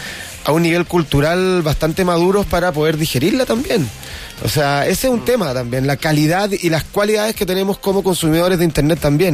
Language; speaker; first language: Spanish; native; Spanish